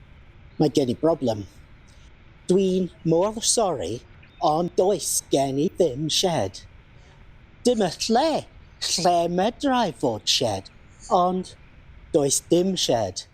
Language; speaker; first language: Welsh; non-native, learner; English